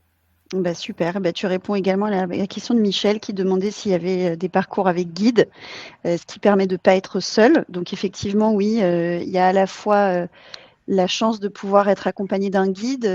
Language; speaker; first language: French; native; French